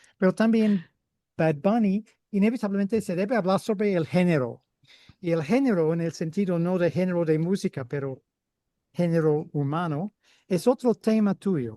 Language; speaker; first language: Spanish; non-native, fluent; English